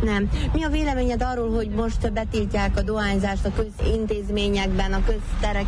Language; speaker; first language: Hungarian; native; Hungarian